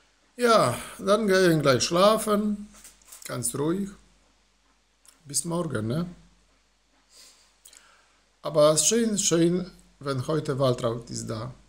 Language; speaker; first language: German; non-native, learner; Polish